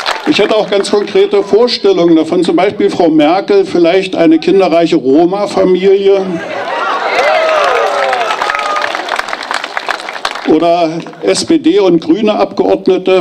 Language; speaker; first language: German; native; German